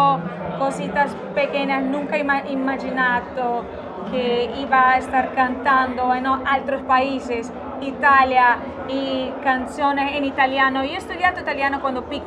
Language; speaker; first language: Italian; non-native, learner; Portuguese